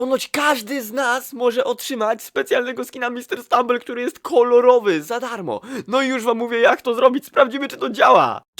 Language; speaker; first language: Polish; native; Polish